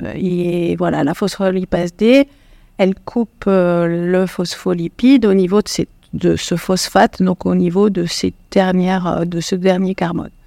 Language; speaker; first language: French; non-native, local second language; Arabic